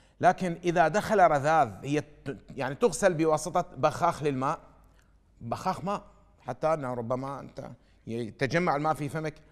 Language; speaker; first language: Arabic; native; Arabic